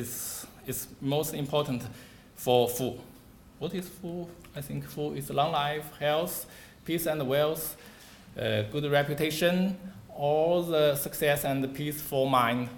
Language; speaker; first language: English; non-native, learner; Chinese